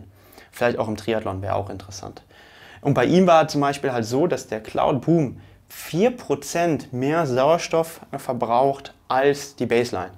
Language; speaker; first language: German; native; German